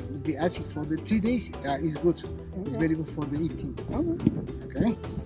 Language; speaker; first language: English; non-native, learner; Spanish